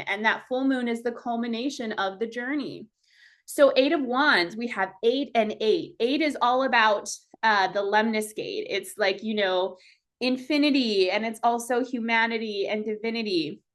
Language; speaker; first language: English; native; English